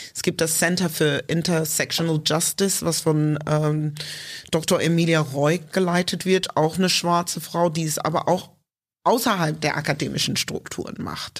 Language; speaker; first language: German; early bilingual, other home language; English